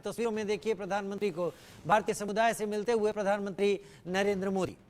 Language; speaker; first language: Hindi; native; Hindi